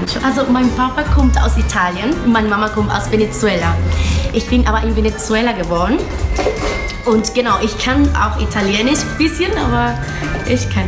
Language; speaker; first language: German; non-native, fluent; Spanish